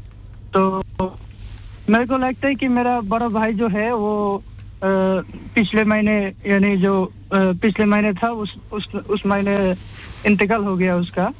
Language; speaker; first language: Hindi; non-native, fluent; Bangla